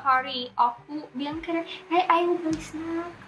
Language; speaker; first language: Indonesian; non-native, learner; English